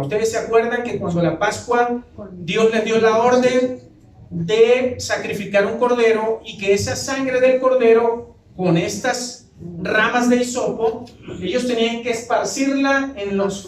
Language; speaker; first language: Spanish; native; Spanish